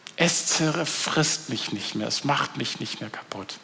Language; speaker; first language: German; native; German